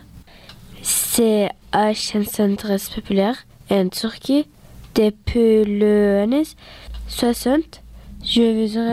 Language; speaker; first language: French; early bilingual, other home language; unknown